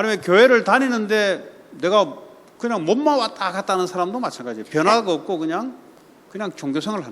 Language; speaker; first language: Korean; native; Korean